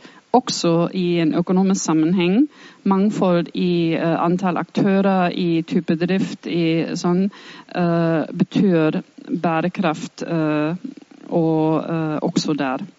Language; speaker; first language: Norwegian; non-native, fluent; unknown